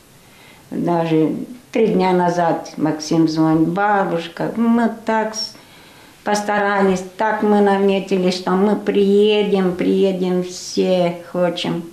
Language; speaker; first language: Russian; non-native, local second language; Albanian